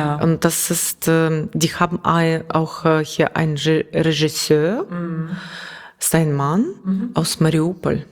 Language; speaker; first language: German; non-native, learner; Russian